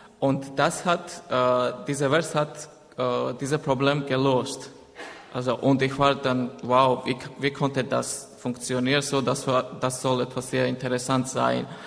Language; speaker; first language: German; non-native, learner; Georgian